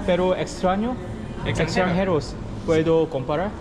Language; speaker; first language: Spanish; non-native, learner; Korean